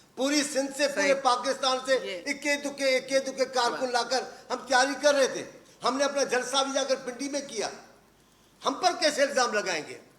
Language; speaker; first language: Urdu; non-native, local second language; Sindhi